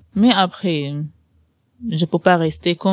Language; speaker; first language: French; non-native, learner; Arabic